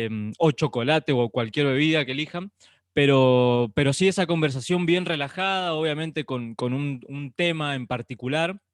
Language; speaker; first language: Spanish; native; Spanish